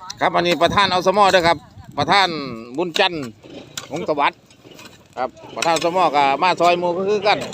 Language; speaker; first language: Thai; non-native, local second language; Northeastern Thai